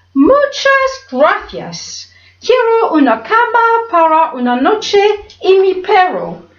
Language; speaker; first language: Spanish; non-native, learner; English